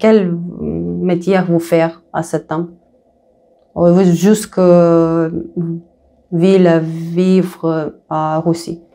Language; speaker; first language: French; non-native, learner; Russian